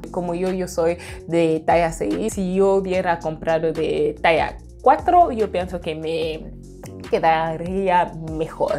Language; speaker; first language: Spanish; non-native, fluent; English